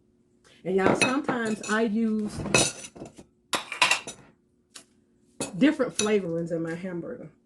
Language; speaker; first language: English; native; English